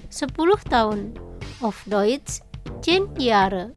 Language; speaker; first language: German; non-native, fluent; Indonesian